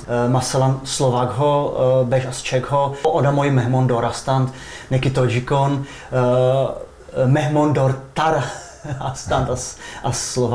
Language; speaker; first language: Persian; non-native, fluent; Czech